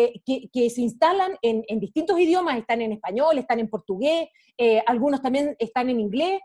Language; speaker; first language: Spanish; native; Spanish